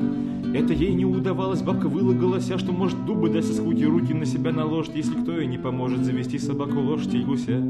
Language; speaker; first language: Russian; native; Russian